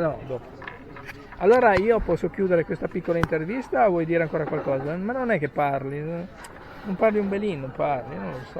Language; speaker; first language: Italian; native; Italian